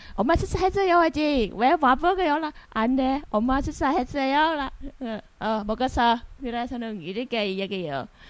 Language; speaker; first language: Korean; non-native, learner; Vietnamese